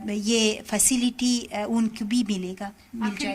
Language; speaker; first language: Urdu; non-native, learner; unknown